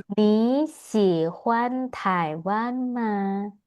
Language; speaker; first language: Chinese; non-native, fluent; Indonesian